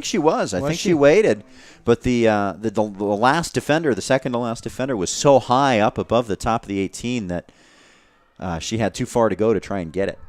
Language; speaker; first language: English; native; English